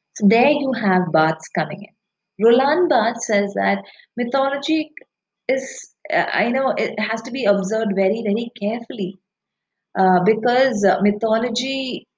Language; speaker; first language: English; non-native, local second language; Malayalam